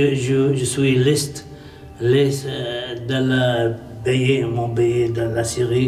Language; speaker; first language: French; non-native, learner; Arabic